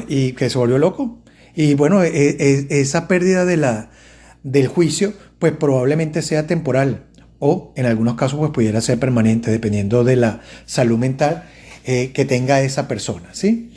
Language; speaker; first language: Spanish; native; Spanish